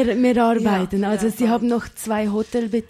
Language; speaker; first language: German; native; German